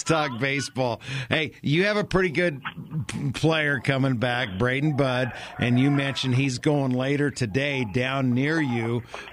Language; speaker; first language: English; native; English